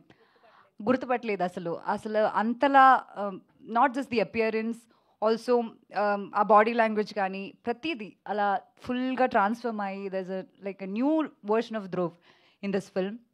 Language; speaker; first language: Telugu; non-native, fluent; Malayalam